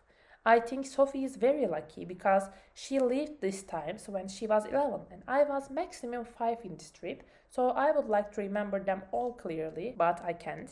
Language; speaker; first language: English; non-native, learner; Turkish